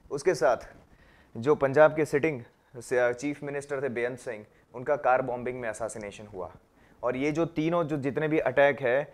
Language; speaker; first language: Hindi; non-native, local second language; Gujarati